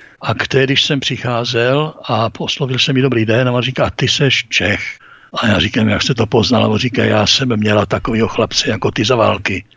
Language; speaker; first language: Czech; native; Czech